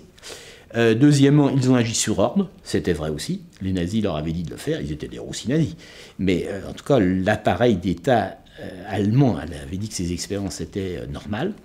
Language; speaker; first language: French; native; French